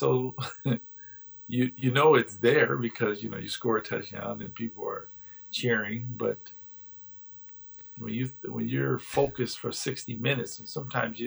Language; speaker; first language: English; native; English